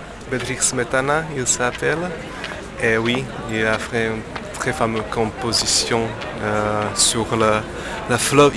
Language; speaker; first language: French; non-native, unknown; Slovak